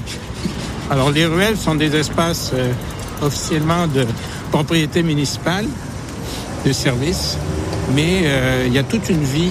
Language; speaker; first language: French; native; French